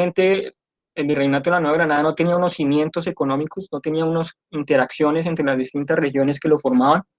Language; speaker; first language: Spanish; native; Spanish